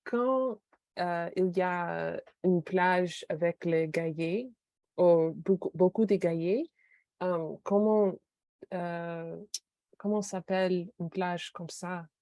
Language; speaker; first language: French; non-native, learner; English